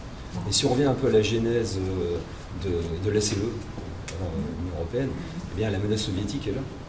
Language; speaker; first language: French; native; French